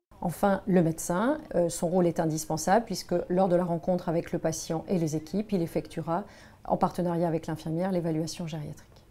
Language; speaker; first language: French; native; French